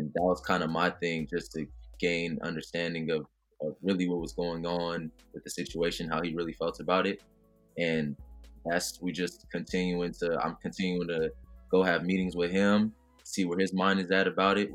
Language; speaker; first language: English; native; English